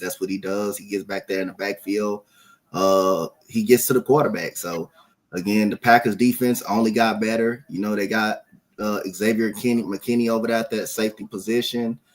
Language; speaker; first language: English; native; English